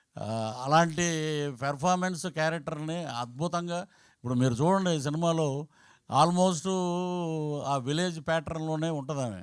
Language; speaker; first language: Telugu; native; Telugu